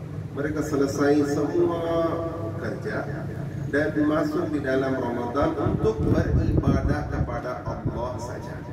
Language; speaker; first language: Indonesian; non-native, fluent; Urdu